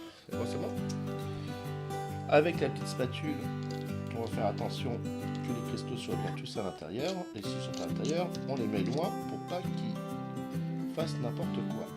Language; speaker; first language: French; native; French